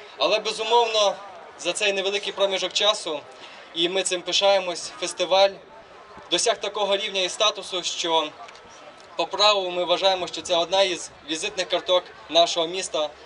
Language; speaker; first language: Ukrainian; native; Ukrainian